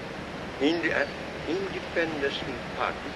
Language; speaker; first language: English; non-native, learner; Japanese